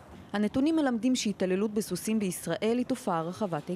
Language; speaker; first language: Hebrew; native; Hebrew